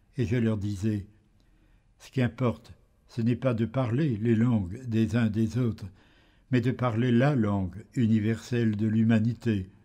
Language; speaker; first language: French; native; French